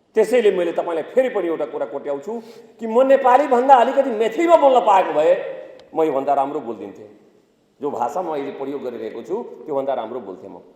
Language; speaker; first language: Nepali; non-native, local second language; Maithili